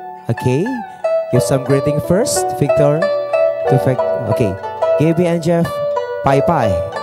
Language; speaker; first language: English; non-native, fluent; Indonesian